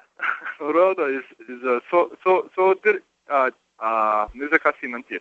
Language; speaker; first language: English; non-native, learner; Japanese